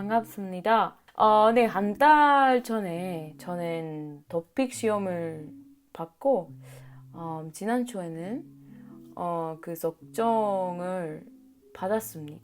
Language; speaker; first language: Korean; non-native, learner; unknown